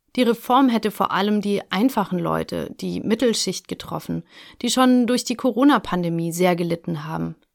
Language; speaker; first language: German; native; German